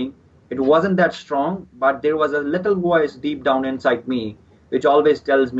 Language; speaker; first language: English; non-native, local second language; Punjabi